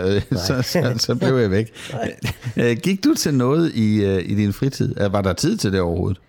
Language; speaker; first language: Danish; native; Danish